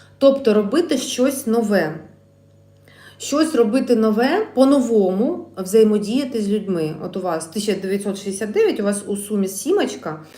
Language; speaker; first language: Ukrainian; non-native, local second language; Russian